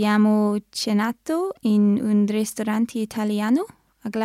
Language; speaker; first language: Italian; non-native, learner; English